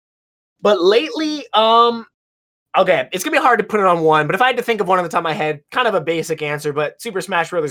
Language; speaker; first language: English; native; English